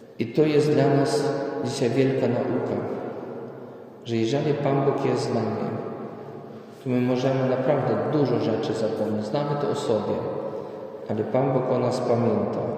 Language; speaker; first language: Polish; non-native, local second language; Ukrainian